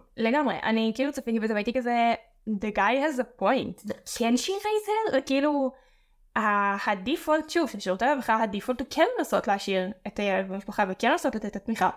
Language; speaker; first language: Hebrew; native; Hebrew